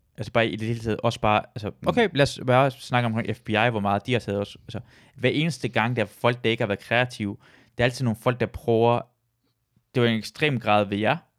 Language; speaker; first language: Danish; early bilingual, other home language; Persian